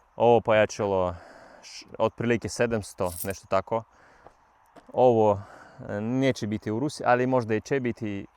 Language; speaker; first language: Bosnian; non-native, learner; Russian